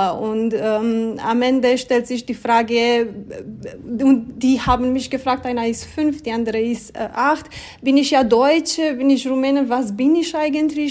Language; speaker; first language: German; non-native, fluent; Romanian